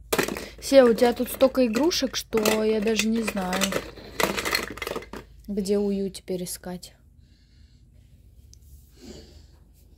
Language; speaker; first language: Russian; native; Russian